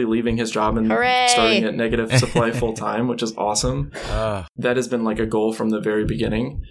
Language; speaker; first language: English; native; English